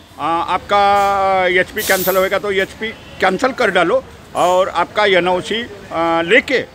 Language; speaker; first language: Hindi; non-native, local second language; Marathi